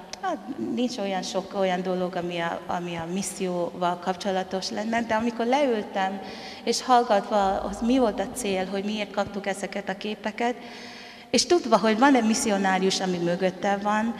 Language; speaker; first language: Hungarian; non-native, fluent; Tongan